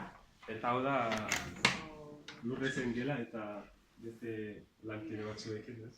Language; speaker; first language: Basque; non-native, learner; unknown